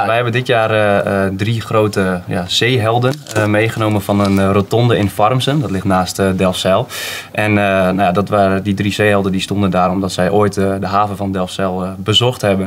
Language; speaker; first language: Dutch; native; Dutch